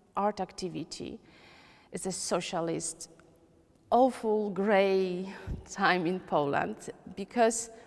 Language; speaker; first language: English; non-native, learner; Polish